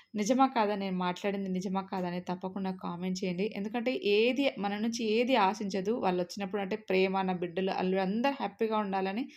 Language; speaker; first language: Telugu; native; Telugu